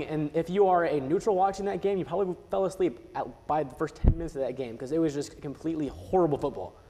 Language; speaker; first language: English; native; English